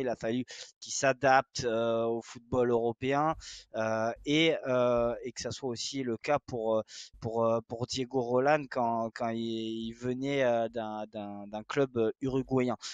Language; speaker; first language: French; native; French